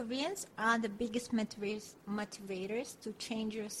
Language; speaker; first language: English; non-native, fluent; Russian